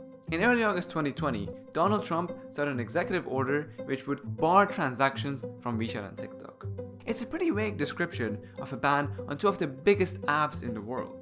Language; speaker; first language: English; non-native, fluent; Persian